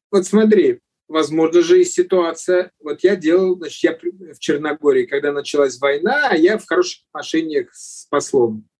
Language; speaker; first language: Russian; native; Russian